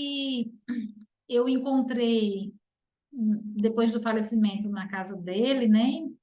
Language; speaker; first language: Portuguese; native; Portuguese